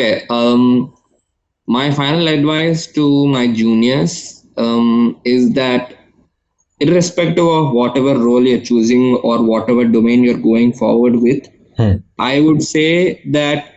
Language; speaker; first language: English; non-native, local second language; Telugu